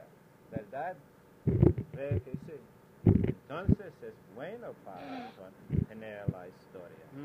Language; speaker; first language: Spanish; non-native, learner; English